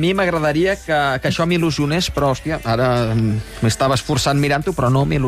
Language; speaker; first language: Catalan; native; Catalan